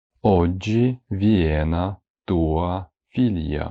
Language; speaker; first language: Italian; non-native, fluent; Ukrainian